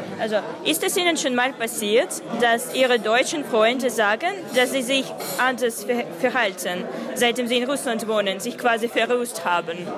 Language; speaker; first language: German; non-native, fluent; Russian